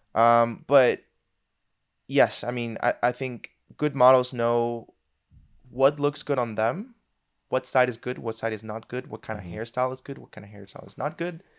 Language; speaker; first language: English; non-native, fluent; Spanish